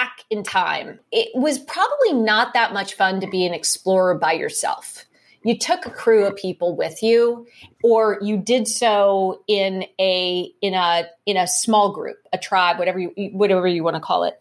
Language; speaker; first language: English; native; English